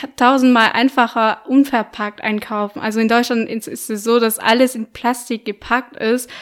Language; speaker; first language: German; non-native, fluent; French